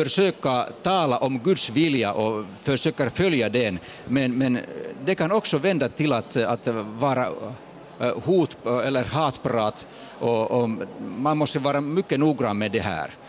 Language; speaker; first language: Swedish; non-native, fluent; Finnish